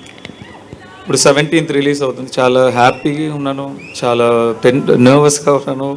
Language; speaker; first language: Telugu; non-native, learner; Tamil